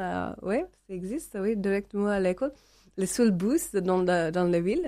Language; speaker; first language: French; non-native, learner; English